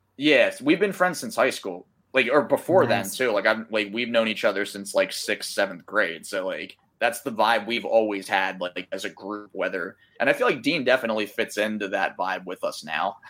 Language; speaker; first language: English; native; English